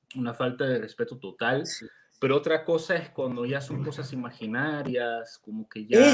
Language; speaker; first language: Spanish; non-native, fluent; Dutch